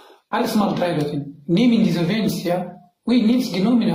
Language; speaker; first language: German; non-native, learner; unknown